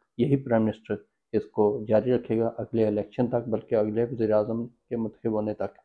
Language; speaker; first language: Urdu; native; Urdu